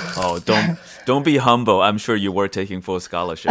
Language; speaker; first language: English; non-native, fluent; Chinese